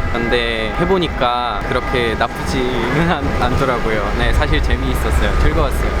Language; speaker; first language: Korean; non-native, fluent; Italian